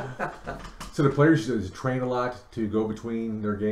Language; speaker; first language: English; native; English